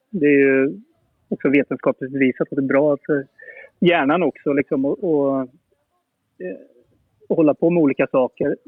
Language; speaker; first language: Swedish; native; Swedish